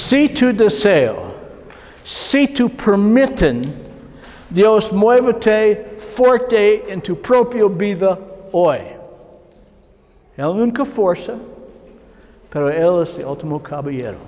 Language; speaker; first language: Spanish; non-native, learner; English